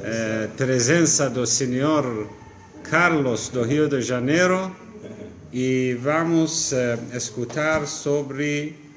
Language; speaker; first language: Portuguese; non-native, fluent; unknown